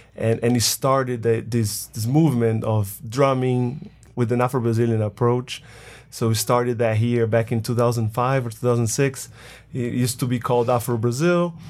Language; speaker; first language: English; non-native, fluent; Portuguese